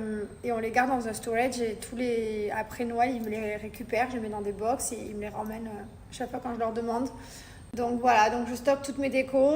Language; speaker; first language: French; native; French